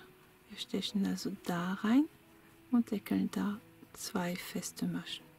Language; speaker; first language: German; non-native, fluent; French